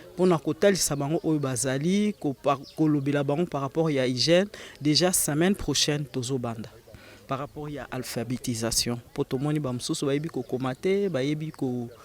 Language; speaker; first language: Lingala; native; Lingala